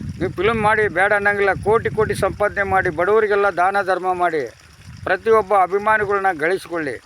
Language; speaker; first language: Kannada; native; Kannada